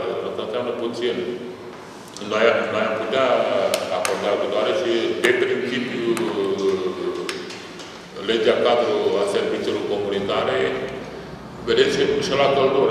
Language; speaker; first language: Romanian; native; Romanian